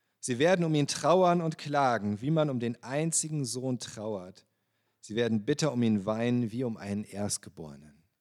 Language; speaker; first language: German; native; German